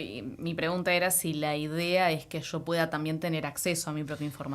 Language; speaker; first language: Spanish; native; Spanish